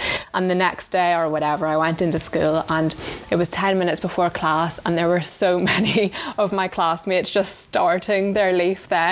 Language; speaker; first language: English; native; English